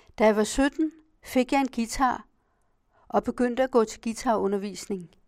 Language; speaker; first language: Danish; native; Danish